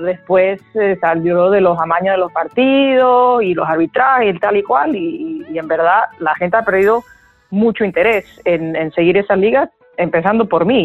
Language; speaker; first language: Spanish; native; Spanish